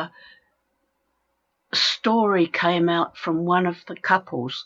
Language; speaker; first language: English; native; English